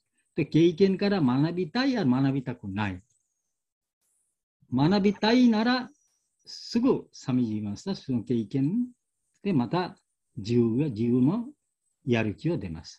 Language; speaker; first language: Japanese; non-native, learner; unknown